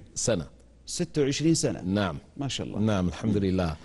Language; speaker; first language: Arabic; non-native, fluent; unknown